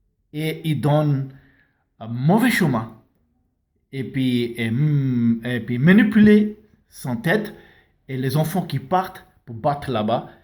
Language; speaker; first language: French; non-native, learner; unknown